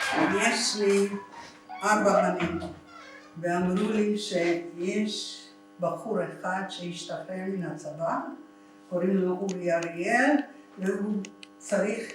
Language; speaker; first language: Hebrew; non-native, fluent; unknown